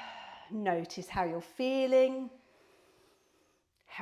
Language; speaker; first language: English; native; English